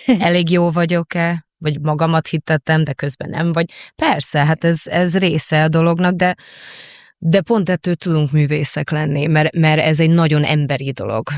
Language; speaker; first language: Hungarian; early bilingual, heritage; Hungarian